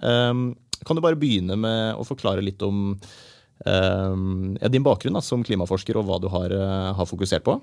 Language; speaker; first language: Norwegian; native; Norwegian